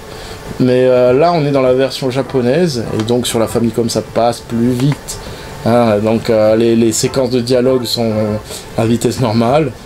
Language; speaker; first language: French; native; French